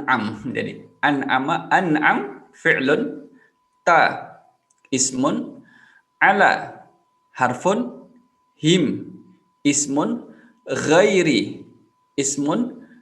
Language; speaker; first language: Arabic; non-native, fluent; Indonesian